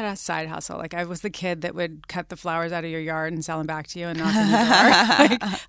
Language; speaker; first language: English; native; English